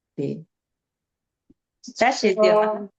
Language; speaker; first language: Russian; non-native, fluent; Mongolian